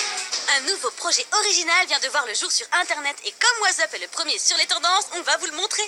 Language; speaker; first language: French; native; French